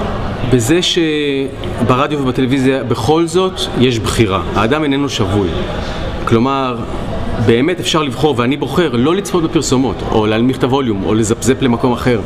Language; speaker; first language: Hebrew; native; Hebrew